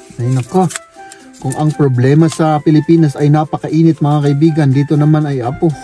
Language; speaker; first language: Filipino; native; Filipino